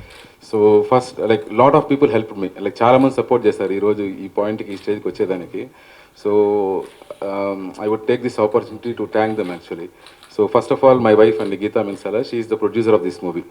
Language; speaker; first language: Telugu; native; Telugu